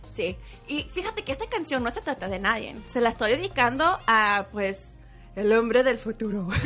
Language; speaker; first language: Spanish; early bilingual, heritage; Spanish